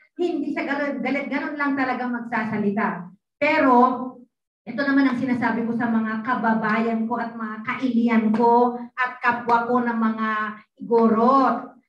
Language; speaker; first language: Filipino; non-native, local second language; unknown